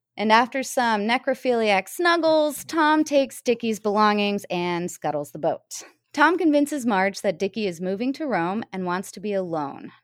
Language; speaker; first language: English; native; English